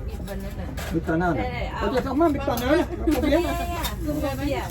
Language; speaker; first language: German; native; German